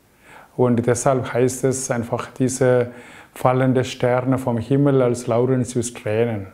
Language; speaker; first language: German; non-native, fluent; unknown